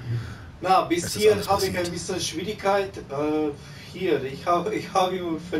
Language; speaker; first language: German; non-native, learner; Romanian